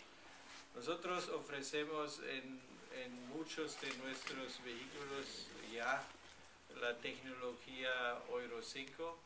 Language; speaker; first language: Spanish; non-native, fluent; German